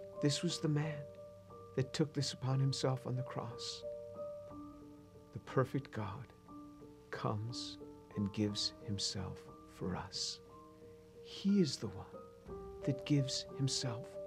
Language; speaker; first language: English; native; English